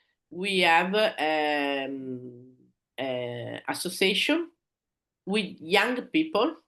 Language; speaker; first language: English; non-native, learner; Italian